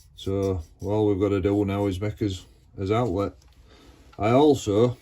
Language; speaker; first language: English; native; English